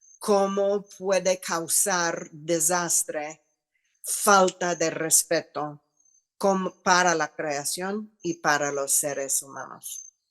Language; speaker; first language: Spanish; non-native, fluent; English